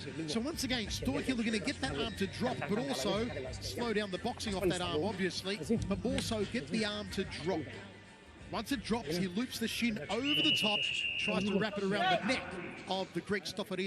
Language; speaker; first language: English; native; English